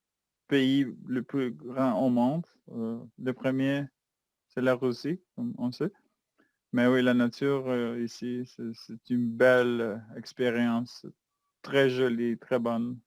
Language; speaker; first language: French; non-native, fluent; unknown